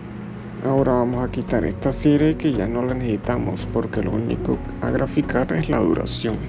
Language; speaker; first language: Spanish; native; Spanish